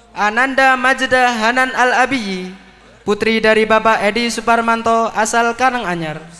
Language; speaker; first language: Indonesian; native; Indonesian